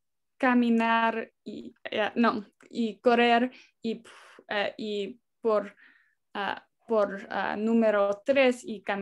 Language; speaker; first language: Spanish; non-native, learner; English